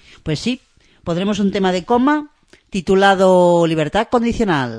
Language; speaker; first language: Spanish; native; Spanish